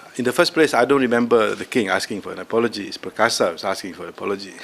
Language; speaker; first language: English; non-native, local second language; Malay